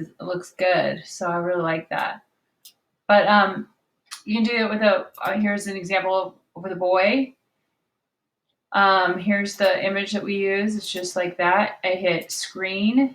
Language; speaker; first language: English; native; English